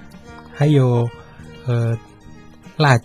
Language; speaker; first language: Chinese; non-native, fluent; Indonesian